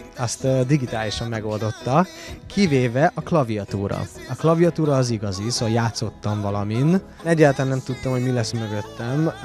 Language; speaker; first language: Hungarian; early bilingual, heritage; English